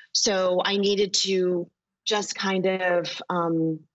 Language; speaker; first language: English; native; English